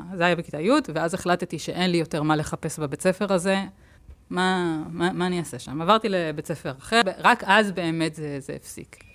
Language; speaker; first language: Hebrew; native; Hebrew